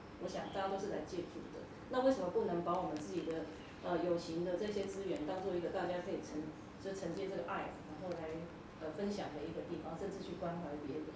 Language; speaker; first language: Chinese; native; Chinese